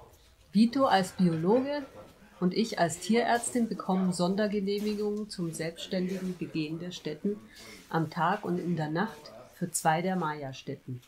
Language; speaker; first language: German; native; German